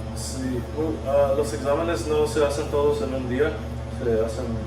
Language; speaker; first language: Spanish; early bilingual, heritage; Spanish